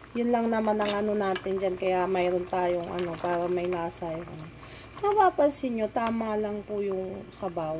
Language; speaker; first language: Filipino; non-native, local second language; Iloko